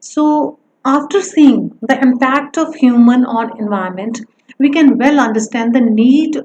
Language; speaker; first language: English; non-native, local second language; Punjabi